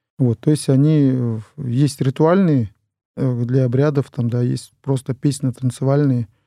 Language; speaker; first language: Russian; non-native, local second language; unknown